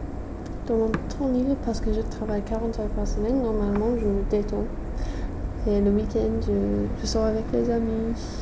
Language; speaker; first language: French; non-native, fluent; English